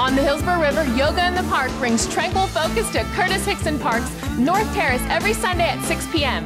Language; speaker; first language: English; native; English